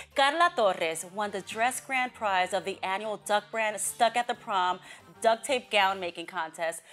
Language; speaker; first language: English; early bilingual, other home language; Spanish